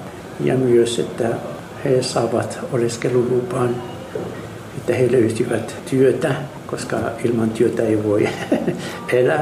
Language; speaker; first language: Finnish; non-native, fluent; Arabic